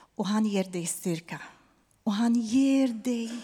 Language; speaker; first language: Swedish; non-native, fluent; Arabic